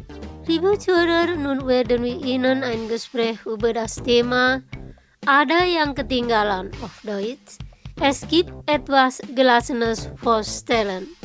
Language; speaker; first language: German; non-native, fluent; Indonesian